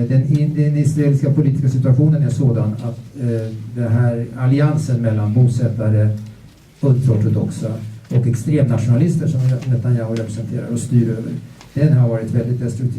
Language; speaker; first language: Swedish; native; Swedish